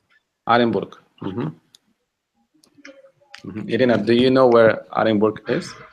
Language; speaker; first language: English; non-native, fluent; Russian